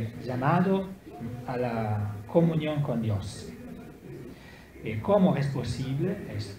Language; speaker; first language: Spanish; non-native, learner; Italian